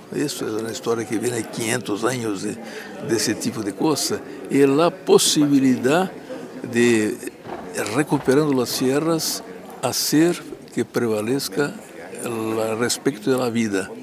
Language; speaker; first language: Spanish; non-native, fluent; Portuguese